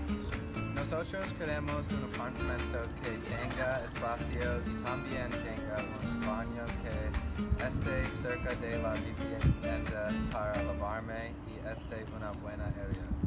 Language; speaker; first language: Spanish; non-native, learner; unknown